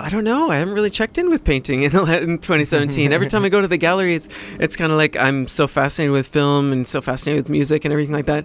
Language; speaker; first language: English; native; English